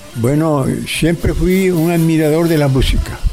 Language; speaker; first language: Spanish; native; Spanish